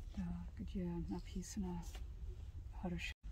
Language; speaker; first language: Russian; non-native, learner; English